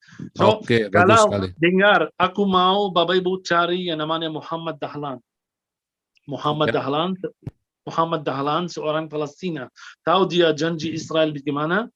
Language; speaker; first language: Indonesian; non-native, fluent; Arabic